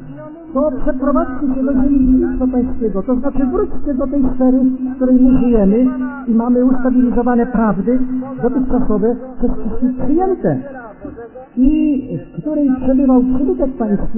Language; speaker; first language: Polish; native; Polish